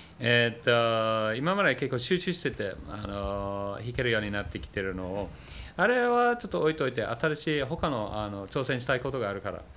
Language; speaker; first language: Japanese; non-native, fluent; English